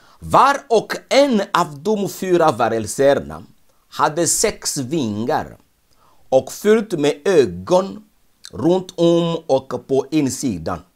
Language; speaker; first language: Swedish; non-native, fluent; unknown